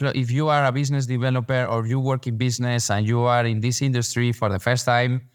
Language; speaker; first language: English; non-native, learner; Spanish